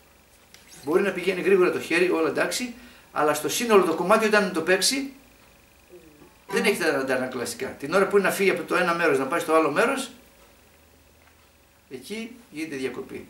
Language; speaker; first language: Greek; native; Greek